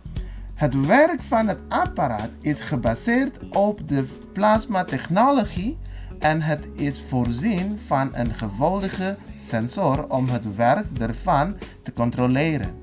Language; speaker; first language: Dutch; non-native, fluent; Indonesian